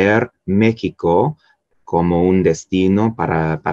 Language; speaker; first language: Spanish; non-native, fluent; English